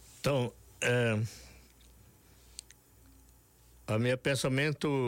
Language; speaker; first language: Portuguese; non-native, local second language; Yanomámi